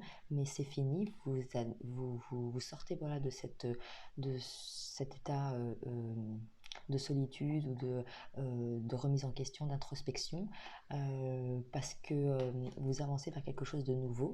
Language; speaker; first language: French; native; French